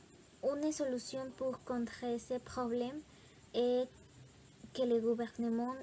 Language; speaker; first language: French; non-native, learner; Spanish